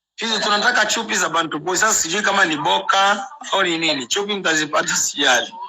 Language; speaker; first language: Swahili; non-native, local second language; Rundi